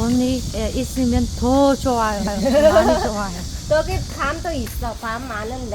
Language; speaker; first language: Korean; non-native, local second language; Vietnamese